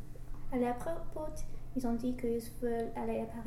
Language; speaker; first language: French; non-native, learner; English